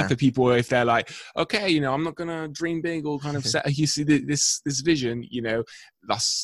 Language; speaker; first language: English; native; English